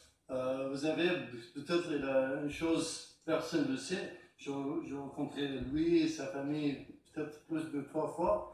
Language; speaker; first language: French; non-native, learner; Arabic